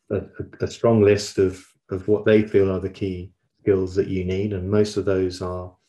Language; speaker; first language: English; native; English